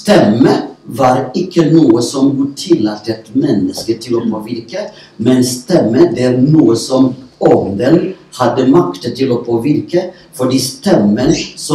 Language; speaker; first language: Norwegian; non-native, fluent; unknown